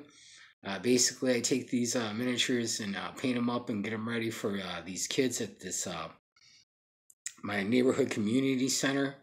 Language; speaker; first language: English; native; English